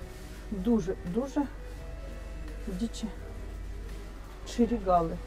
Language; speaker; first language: Polish; non-native, fluent; Russian